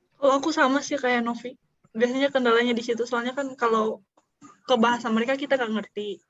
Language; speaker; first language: Indonesian; non-native, local second language; Nias